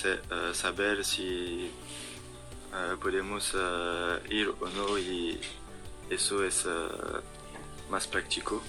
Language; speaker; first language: Spanish; non-native, learner; French